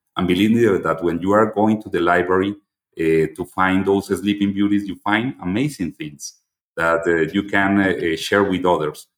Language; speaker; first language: English; non-native, fluent; Spanish